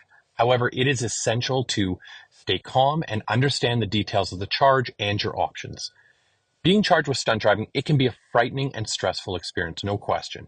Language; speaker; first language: English; native; English